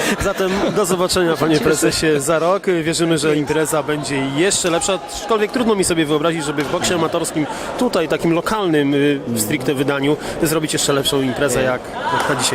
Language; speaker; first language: Polish; native; Polish